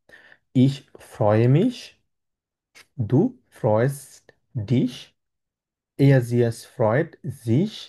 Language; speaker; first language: German; non-native, fluent; Bangla